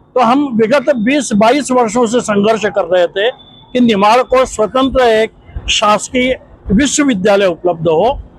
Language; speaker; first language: Hindi; native; Hindi